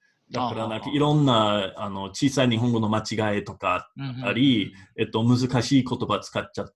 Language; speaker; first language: Japanese; non-native, fluent; English